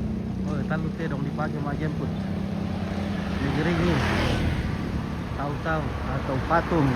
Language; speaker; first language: Indonesian; non-native, local second language; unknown